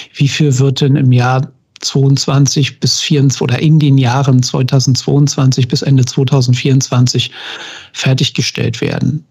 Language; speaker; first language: German; native; German